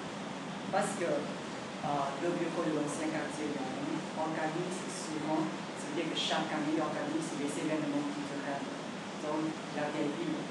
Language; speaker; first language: French; non-native, learner; Vietnamese